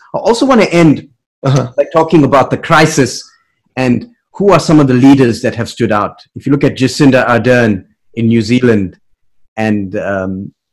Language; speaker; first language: English; native; English